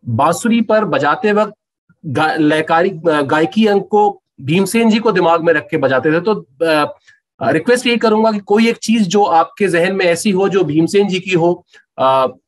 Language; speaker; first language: Hindi; native; Hindi